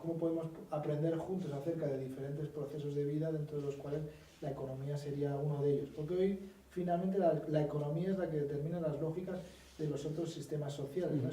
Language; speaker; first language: Spanish; native; Spanish